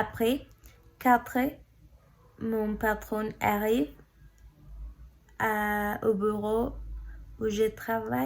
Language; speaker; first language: French; non-native, learner; Spanish